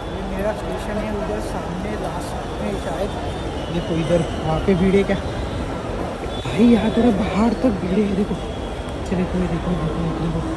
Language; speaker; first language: Hindi; non-native, local second language; Marathi